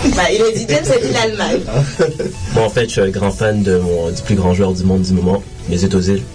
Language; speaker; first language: French; native; French